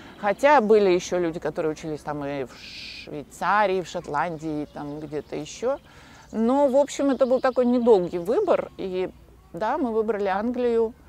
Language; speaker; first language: Russian; native; Russian